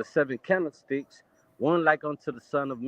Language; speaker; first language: English; native; English